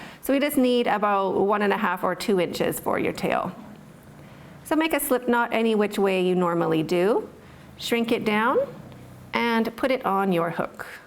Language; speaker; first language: English; native; English